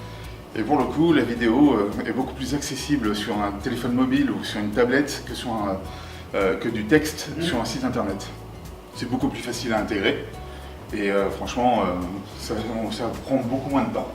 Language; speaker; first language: French; native; French